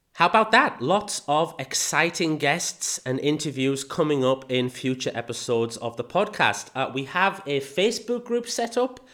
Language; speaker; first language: English; native; English